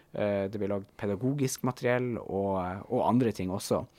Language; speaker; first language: Norwegian; native; Norwegian